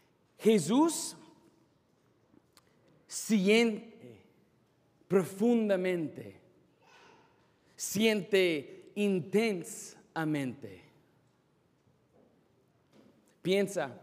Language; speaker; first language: Spanish; non-native, fluent; English